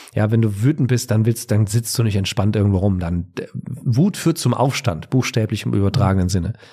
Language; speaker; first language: German; native; German